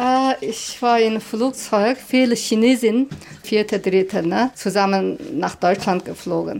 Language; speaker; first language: German; non-native, learner; Chinese